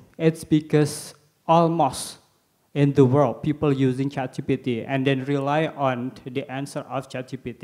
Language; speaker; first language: English; non-native, learner; Indonesian